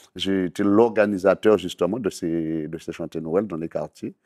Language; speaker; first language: French; native; French